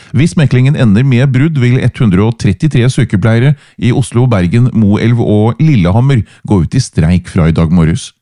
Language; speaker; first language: Norwegian; native; Norwegian